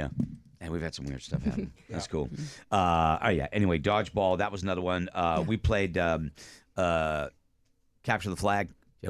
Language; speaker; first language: English; native; English